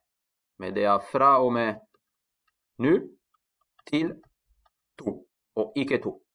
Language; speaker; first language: Norwegian; non-native, fluent; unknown